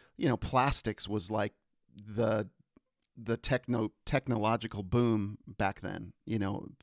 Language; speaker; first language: English; early bilingual, other home language; German